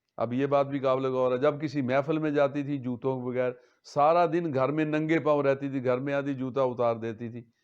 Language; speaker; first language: Urdu; non-native, local second language; Punjabi